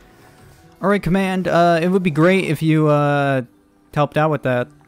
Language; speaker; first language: English; native; English